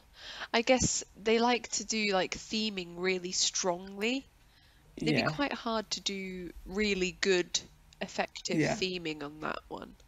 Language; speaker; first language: English; native; English